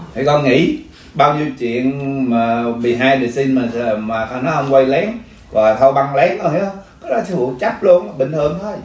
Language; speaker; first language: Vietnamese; early bilingual, heritage; Vietnamese